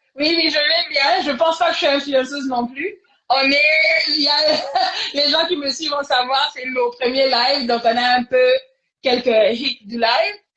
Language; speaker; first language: French; non-native, local second language; Lingala